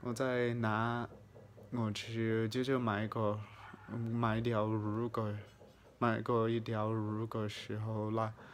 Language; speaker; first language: Chinese; non-native, fluent; English